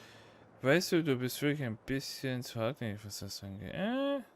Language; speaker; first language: German; native; German